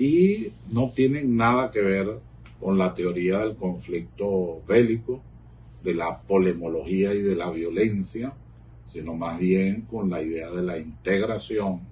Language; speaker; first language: Spanish; native; Spanish